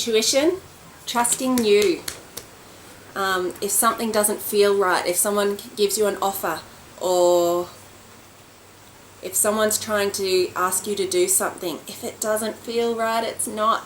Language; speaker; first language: English; native; English